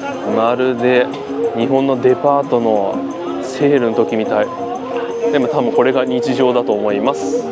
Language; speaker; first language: Japanese; native; Japanese